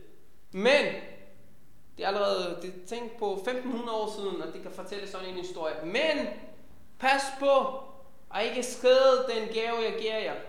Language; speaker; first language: Danish; non-native, fluent; Hebrew